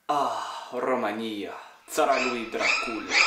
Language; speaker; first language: Romanian; non-native, learner; French